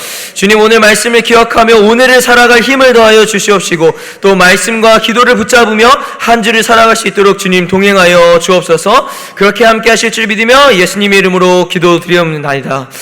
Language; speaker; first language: Korean; native; Korean